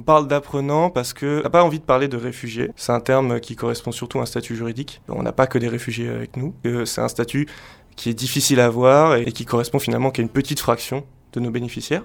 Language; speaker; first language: French; native; French